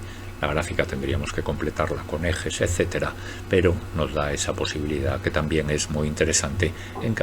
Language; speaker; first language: Spanish; native; Spanish